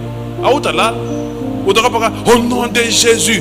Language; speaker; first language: French; non-native, local second language; Swahili